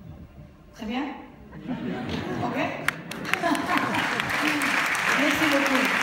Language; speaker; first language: French; non-native, learner; Portuguese